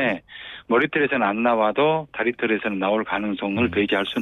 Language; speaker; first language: Korean; native; Korean